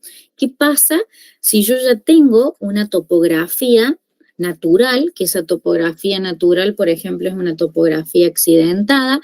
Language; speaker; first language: Spanish; native; Spanish